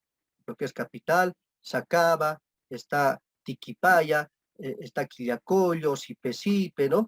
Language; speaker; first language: Spanish; native; Spanish